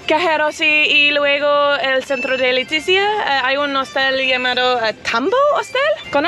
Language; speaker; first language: Spanish; non-native, learner; English